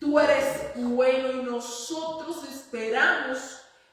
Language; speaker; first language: Spanish; native; Spanish